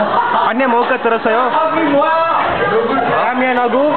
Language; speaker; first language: Korean; non-native, learner; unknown